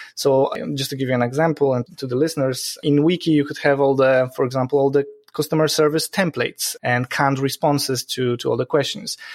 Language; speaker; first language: English; non-native, fluent; Polish